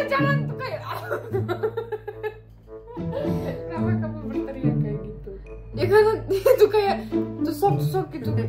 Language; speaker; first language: Indonesian; early bilingual, other home language; Russian